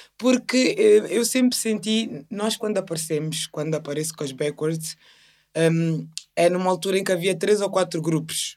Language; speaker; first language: Portuguese; native; Portuguese